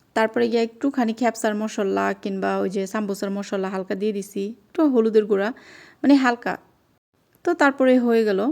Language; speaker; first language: Bangla; native; Bangla